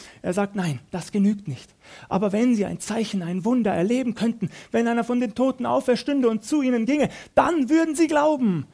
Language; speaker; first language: German; native; German